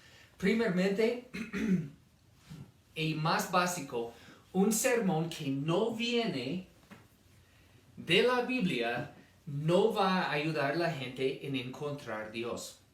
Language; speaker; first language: Spanish; non-native, fluent; English